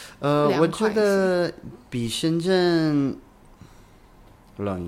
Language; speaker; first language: Chinese; non-native, learner; English